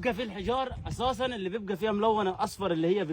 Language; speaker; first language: Arabic; native; Arabic